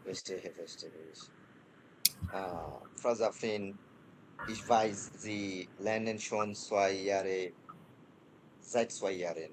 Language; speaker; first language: German; non-native, fluent; Bangla